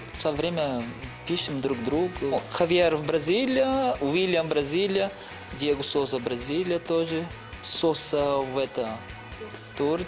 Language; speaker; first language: Russian; non-native, fluent; Portuguese